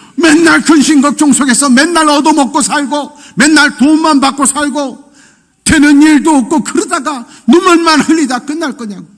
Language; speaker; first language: Korean; native; Korean